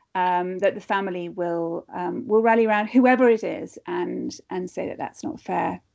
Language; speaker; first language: English; native; English